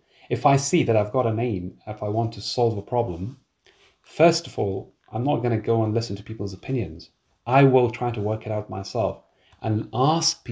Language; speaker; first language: English; non-native, fluent; Persian